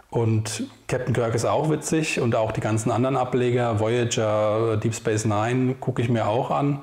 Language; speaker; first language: German; native; German